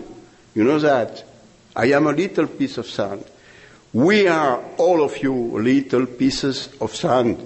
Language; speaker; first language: English; non-native, learner; French